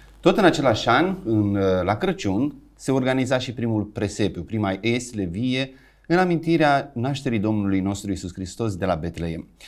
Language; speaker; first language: Romanian; native; Romanian